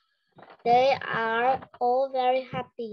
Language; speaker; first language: English; non-native, learner; Vietnamese